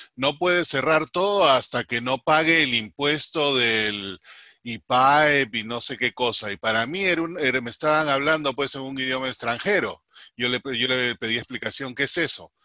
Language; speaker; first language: Spanish; native; Spanish